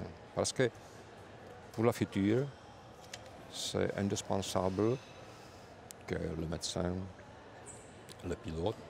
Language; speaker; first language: French; non-native, fluent; Czech